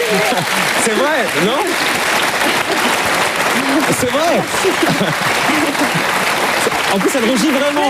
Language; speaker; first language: French; native; French